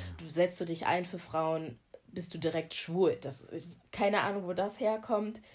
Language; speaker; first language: German; early bilingual, other home language; Akan